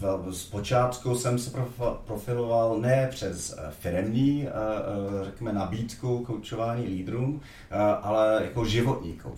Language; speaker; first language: Czech; non-native, fluent; English